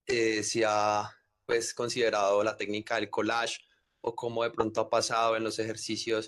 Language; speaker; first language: Spanish; native; Spanish